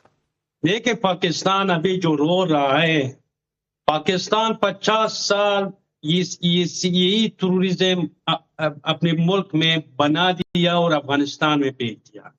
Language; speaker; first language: Hindi; non-native, fluent; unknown